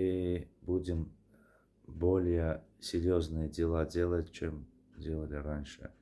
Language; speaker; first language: Russian; non-native, fluent; Armenian